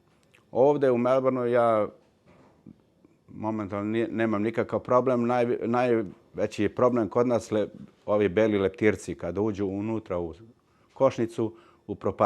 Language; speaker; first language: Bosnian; early bilingual, heritage; Serbian